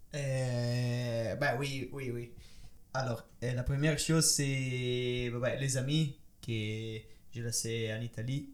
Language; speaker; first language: French; non-native, learner; Italian